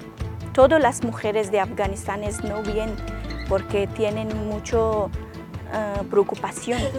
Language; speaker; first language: Spanish; non-native, learner; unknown